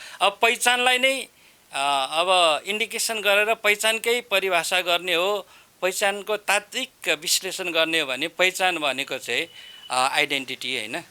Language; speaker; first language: Nepali; non-native, local second language; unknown